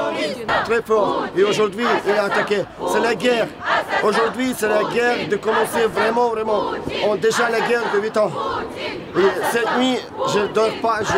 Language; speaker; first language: French; non-native, learner; Ukrainian